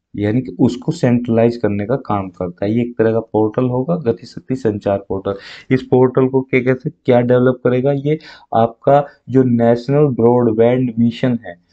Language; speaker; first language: Hindi; native; Hindi